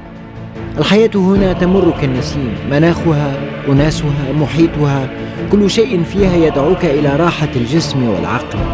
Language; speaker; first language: Arabic; native; Arabic